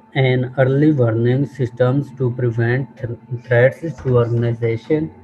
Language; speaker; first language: English; non-native, local second language; Urdu